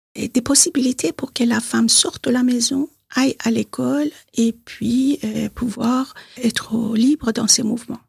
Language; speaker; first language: French; non-native, fluent; Persian